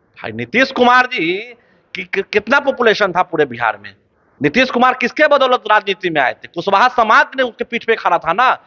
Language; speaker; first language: Hindi; native; Hindi